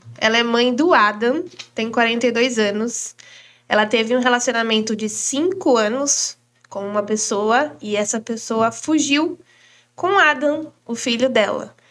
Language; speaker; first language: Portuguese; native; Portuguese